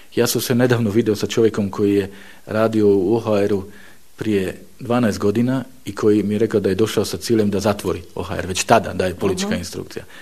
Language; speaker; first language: Bosnian; non-native, fluent; Slovak